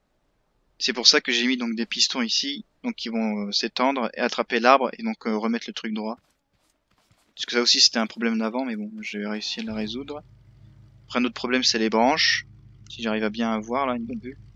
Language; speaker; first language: French; native; French